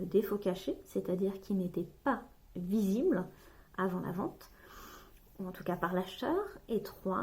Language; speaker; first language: French; native; French